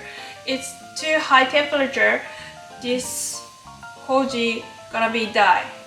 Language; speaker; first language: English; non-native, learner; Japanese